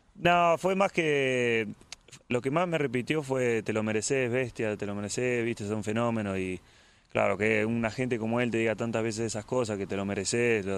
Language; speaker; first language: Spanish; native; Spanish